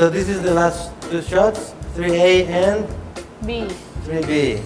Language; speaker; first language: English; non-native, fluent; Hebrew